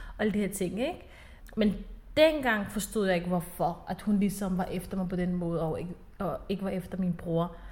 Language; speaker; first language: Danish; early bilingual, other home language; Somali